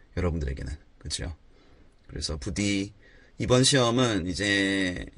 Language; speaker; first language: Korean; native; Korean